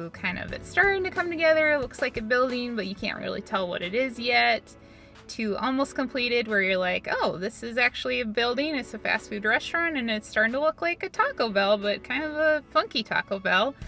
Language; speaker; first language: English; native; English